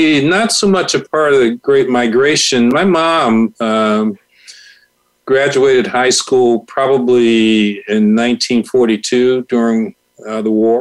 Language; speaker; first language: English; native; English